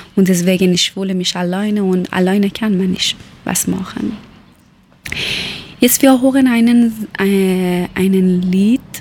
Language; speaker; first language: German; non-native, learner; Persian